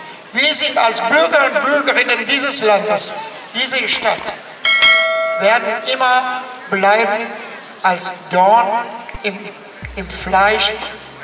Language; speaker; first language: German; non-native, fluent; Persian